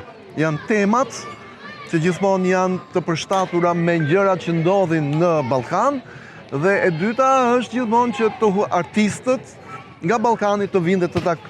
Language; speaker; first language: Albanian; native; Albanian